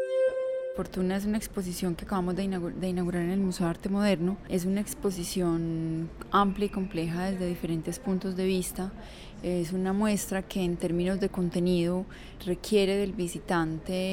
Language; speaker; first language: Spanish; native; Spanish